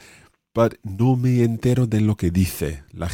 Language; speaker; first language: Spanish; non-native, fluent; English